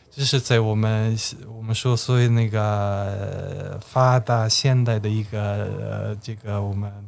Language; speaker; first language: Chinese; non-native, fluent; Slovenian